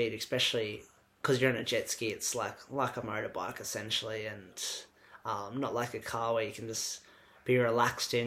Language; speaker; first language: English; native; English